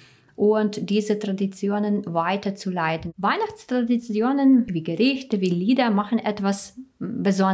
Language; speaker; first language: German; non-native, fluent; Ukrainian